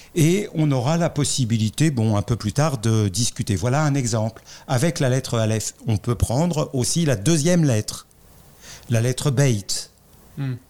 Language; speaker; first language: French; native; French